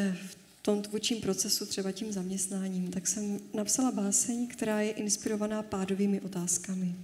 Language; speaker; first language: Czech; native; Czech